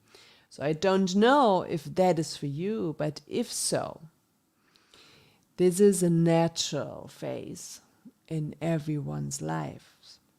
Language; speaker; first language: English; non-native, fluent; German